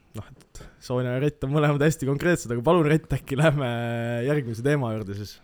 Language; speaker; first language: Estonian; native; Estonian